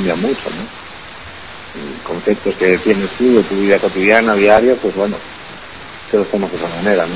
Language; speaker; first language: Spanish; native; Spanish